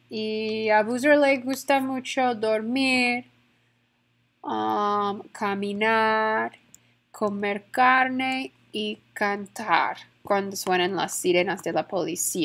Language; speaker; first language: Spanish; non-native, fluent; English